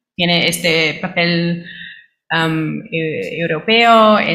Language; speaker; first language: Spanish; non-native, learner; English